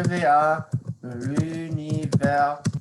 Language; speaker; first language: French; non-native, fluent; English